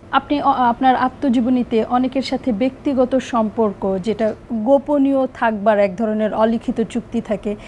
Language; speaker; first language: Bangla; native; Bangla